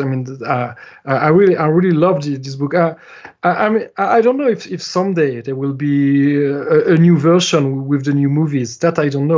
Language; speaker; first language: English; non-native, fluent; French